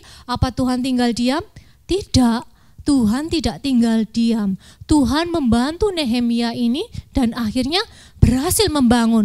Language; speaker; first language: Indonesian; native; Indonesian